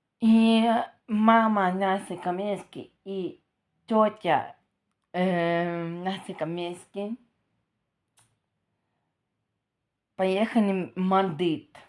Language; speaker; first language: Russian; non-native, local second language; Ukrainian